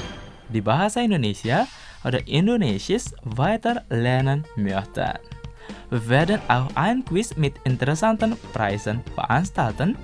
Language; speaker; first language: German; non-native, fluent; Indonesian